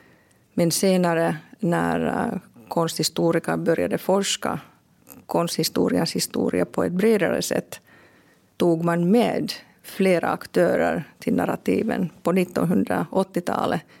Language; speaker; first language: Swedish; non-native, local second language; Finnish